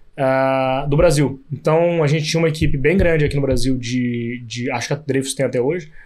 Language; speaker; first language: Portuguese; native; Portuguese